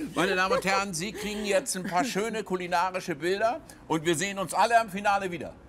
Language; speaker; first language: German; native; German